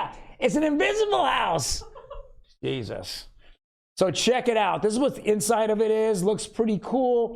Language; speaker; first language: English; native; English